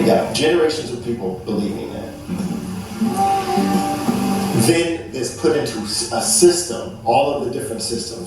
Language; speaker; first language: English; native; English